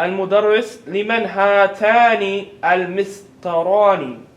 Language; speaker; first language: Arabic; non-native, fluent; English